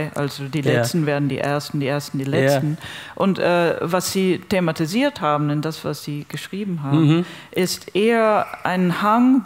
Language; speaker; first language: German; non-native, fluent; English